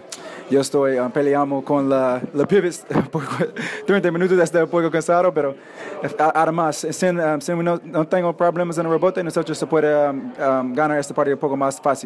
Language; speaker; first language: Spanish; non-native, learner; English